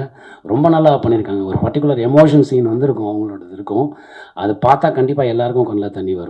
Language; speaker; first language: Tamil; native; Tamil